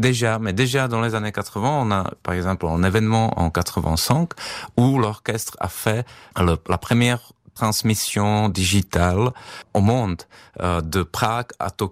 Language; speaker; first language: French; non-native, fluent; Czech